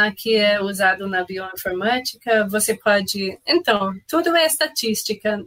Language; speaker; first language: Portuguese; non-native, fluent; English